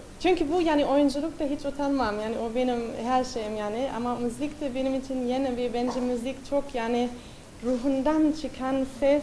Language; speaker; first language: Turkish; non-native, fluent; German